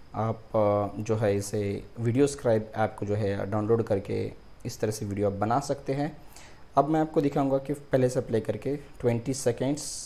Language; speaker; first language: Hindi; non-native, local second language; Marathi